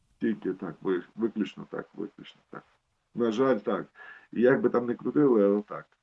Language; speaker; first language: Ukrainian; non-native, local second language; Russian